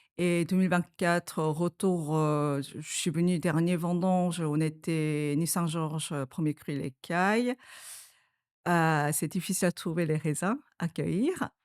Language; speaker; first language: French; non-native, fluent; Korean